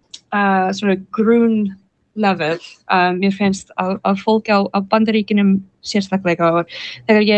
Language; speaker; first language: Icelandic; non-native, learner; English